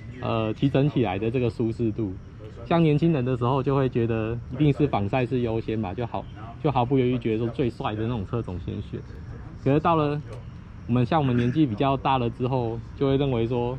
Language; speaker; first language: Chinese; native; Chinese